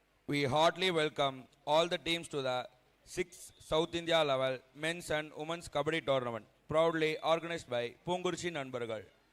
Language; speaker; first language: English; non-native, local second language; Tamil